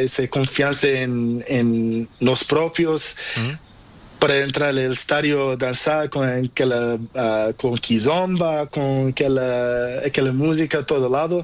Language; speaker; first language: Spanish; non-native, learner; Portuguese